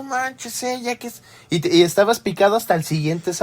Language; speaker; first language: Spanish; native; Spanish